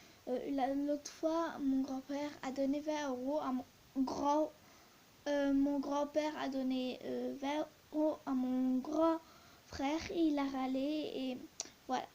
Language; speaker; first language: French; early bilingual, other home language; Turkish